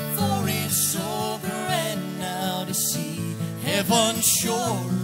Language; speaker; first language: English; native; English